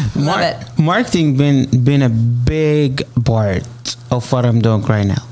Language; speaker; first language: English; non-native, fluent; Arabic